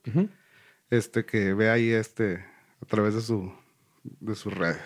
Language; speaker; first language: Spanish; native; Spanish